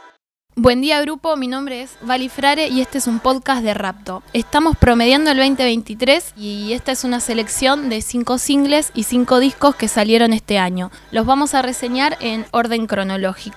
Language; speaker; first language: Spanish; native; Spanish